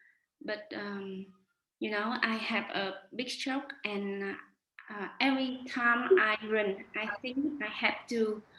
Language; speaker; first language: English; non-native, learner; Vietnamese